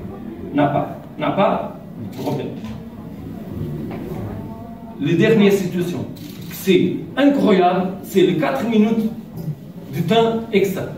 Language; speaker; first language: French; non-native, learner; Portuguese